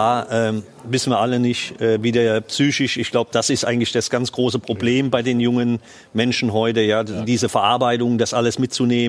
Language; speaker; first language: German; native; German